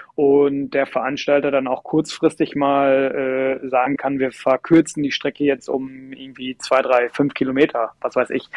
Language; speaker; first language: German; native; German